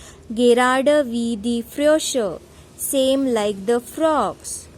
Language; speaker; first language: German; non-native, fluent; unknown